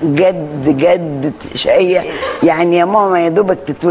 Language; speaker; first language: Arabic; native; Arabic